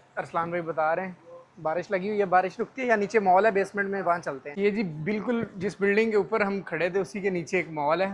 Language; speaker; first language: Urdu; non-native, local second language; Punjabi